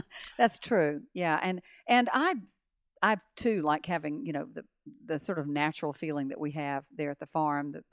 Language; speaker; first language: English; native; English